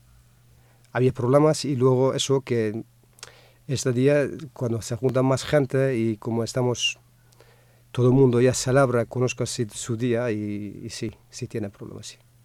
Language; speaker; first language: Spanish; non-native, fluent; Kurdish